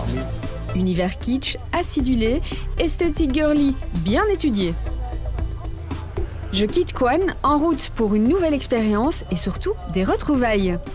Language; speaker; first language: French; native; French